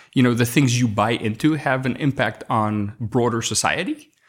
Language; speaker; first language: English; non-native, local second language; Afrikaans